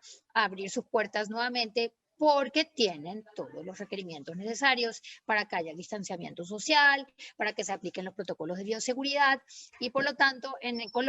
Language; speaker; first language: Spanish; native; Spanish